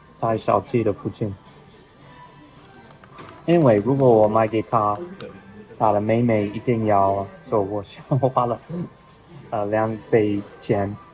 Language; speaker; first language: Chinese; non-native, learner; English